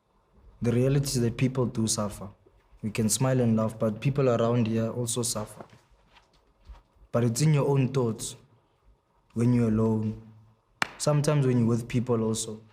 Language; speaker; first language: English; non-native, local second language; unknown